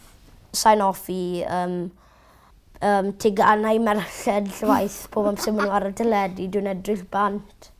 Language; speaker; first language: Welsh; native; Welsh